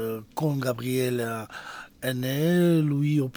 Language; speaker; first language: French; non-native, learner; Georgian